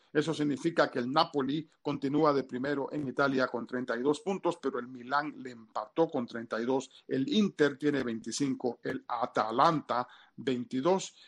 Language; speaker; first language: Spanish; early bilingual, heritage; Spanish